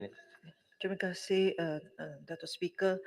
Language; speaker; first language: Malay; non-native, local second language; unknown